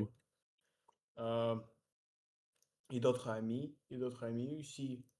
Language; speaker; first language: French; non-native, learner; Russian